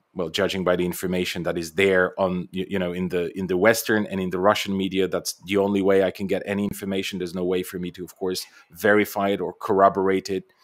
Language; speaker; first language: English; non-native, fluent; Bulgarian